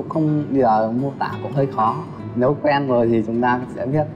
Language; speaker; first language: Vietnamese; native; Vietnamese